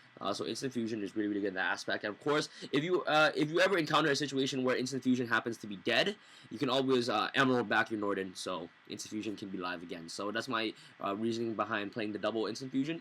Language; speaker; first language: English; native; English